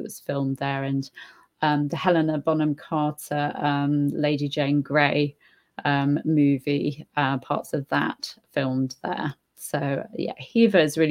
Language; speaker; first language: English; native; English